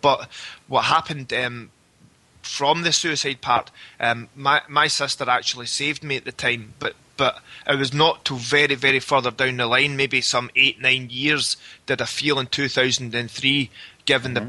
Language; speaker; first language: English; native; English